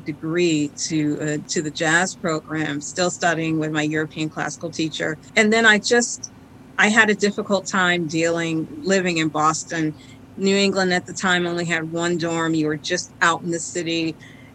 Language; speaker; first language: English; native; English